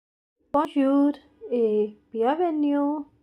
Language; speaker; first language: French; non-native, fluent; Hindi